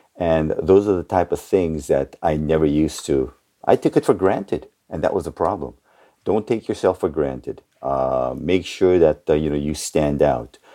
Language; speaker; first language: English; early bilingual, other home language; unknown